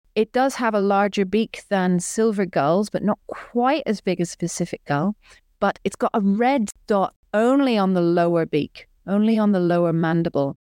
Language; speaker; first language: English; native; English